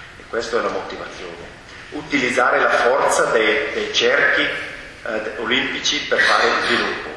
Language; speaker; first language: Italian; non-native, local second language; Romansh